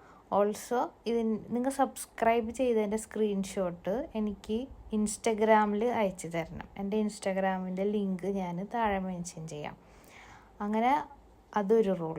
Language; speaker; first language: Malayalam; native; Malayalam